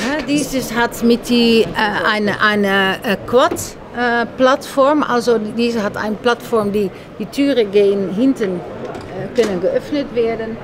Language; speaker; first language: German; non-native, fluent; Dutch